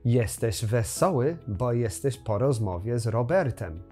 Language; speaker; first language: Polish; non-native, fluent; English